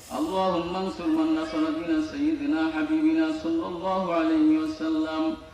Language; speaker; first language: Arabic; non-native, fluent; Bangla